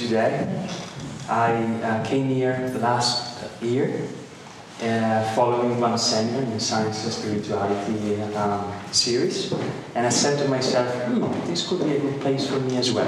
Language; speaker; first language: English; non-native, fluent; Italian